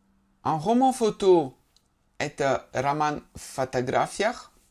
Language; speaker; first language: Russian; non-native, fluent; French